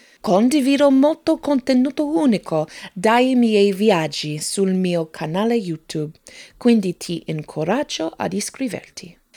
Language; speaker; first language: Italian; non-native, fluent; English